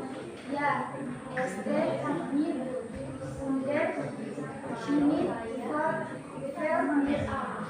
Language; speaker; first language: German; non-native, learner; Indonesian